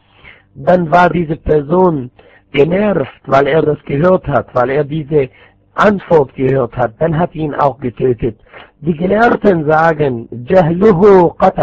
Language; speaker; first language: German; non-native, fluent; Arabic